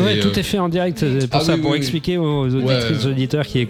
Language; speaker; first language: French; native; French